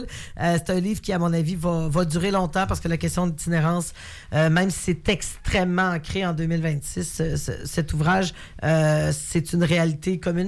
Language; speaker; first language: French; native; French